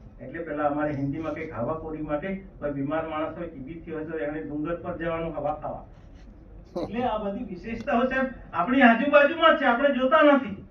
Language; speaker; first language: Gujarati; non-native, local second language; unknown